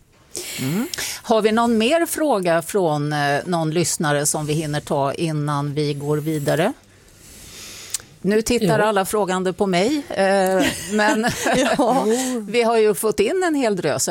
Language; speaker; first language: Swedish; native; Swedish